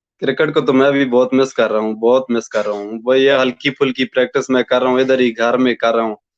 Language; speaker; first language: Urdu; non-native, local second language; Pashto